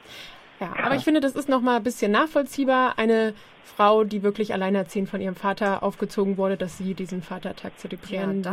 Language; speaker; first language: German; native; German